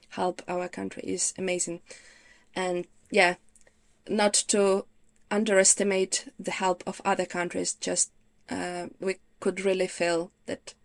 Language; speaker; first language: English; non-native, fluent; Ukrainian